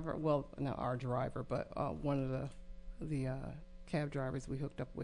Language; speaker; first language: English; native; English